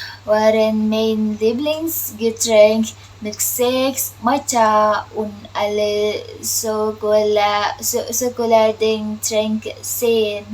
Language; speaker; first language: German; non-native, learner; Indonesian